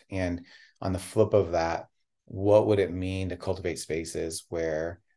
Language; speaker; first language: English; native; English